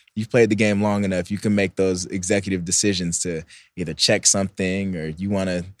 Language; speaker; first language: English; native; English